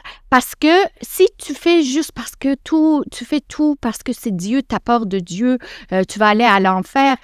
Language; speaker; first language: French; non-native, fluent; Persian